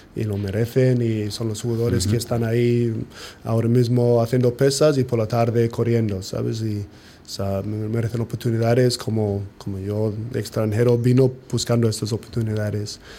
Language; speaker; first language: Spanish; non-native, fluent; English